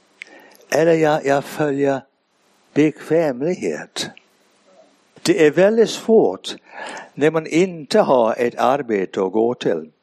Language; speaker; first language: Swedish; non-native, fluent; English